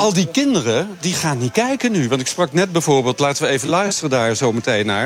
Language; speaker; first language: Dutch; native; Dutch